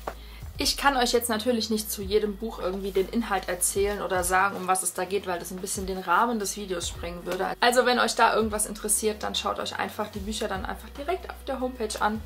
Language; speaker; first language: German; native; German